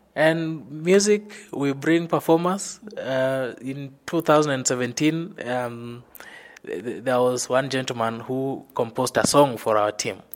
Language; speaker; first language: English; non-native, local second language; Luyia